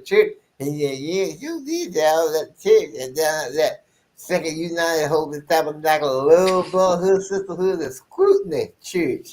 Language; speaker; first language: English; native; English